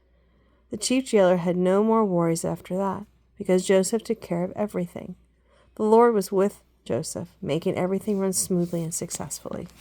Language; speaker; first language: English; native; English